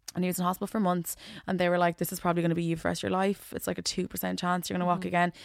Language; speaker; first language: English; native; English